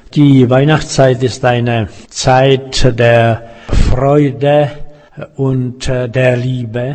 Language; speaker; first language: German; non-native, fluent; Czech